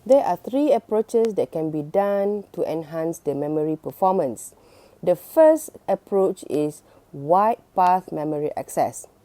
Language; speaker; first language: English; non-native, local second language; Malay